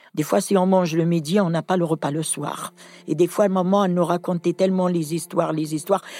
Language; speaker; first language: French; non-native, local second language; Kabyle